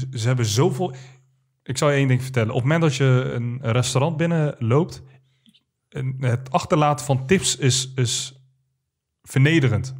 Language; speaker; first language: Dutch; early bilingual, other home language; Arabic